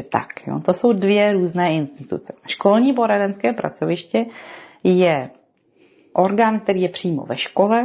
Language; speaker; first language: Czech; native; Czech